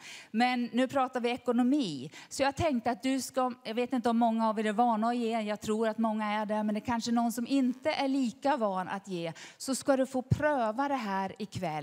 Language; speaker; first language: Swedish; native; Swedish